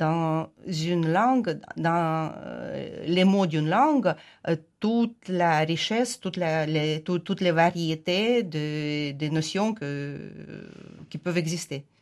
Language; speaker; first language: French; non-native, fluent; Ukrainian